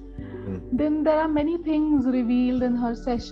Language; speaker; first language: English; non-native, local second language; Marathi